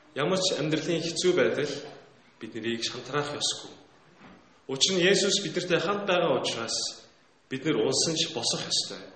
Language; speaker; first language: Mongolian; native; Mongolian